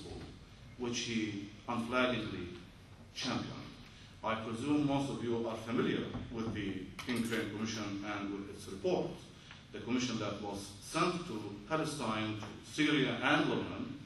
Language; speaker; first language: English; non-native, fluent; Arabic